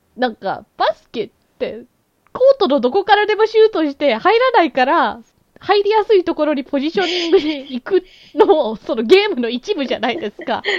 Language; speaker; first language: Japanese; native; Japanese